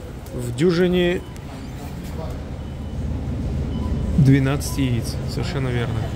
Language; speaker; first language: Russian; native; Russian